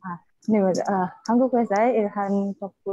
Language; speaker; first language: Korean; non-native, learner; Indonesian